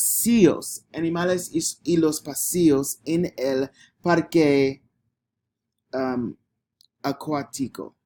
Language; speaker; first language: Spanish; non-native, learner; English